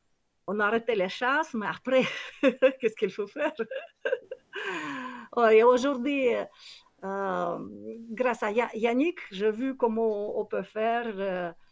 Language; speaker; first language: French; non-native, learner; Kyrgyz